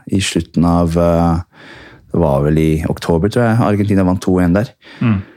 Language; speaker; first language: Norwegian; early bilingual, heritage; Norwegian